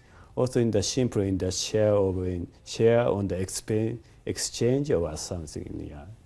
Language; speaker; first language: English; non-native, learner; Japanese